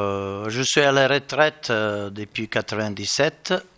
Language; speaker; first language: French; non-native, learner; Bosnian